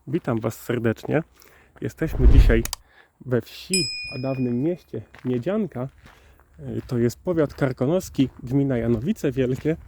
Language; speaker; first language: Polish; native; Polish